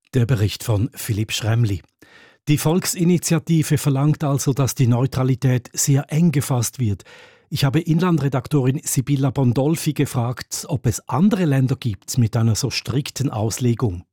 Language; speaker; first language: German; native; German